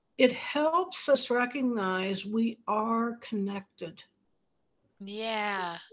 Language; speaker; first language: English; native; English